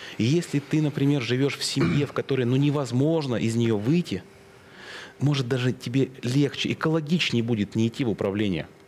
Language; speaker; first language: Russian; native; Russian